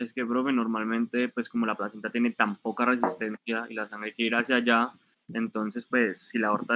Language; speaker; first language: Spanish; native; Spanish